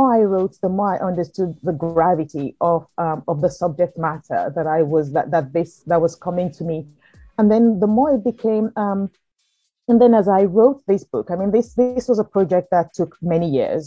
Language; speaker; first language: English; non-native, local second language; Yoruba